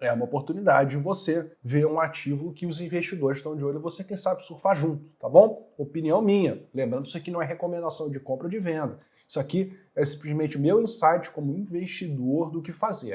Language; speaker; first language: Portuguese; native; Portuguese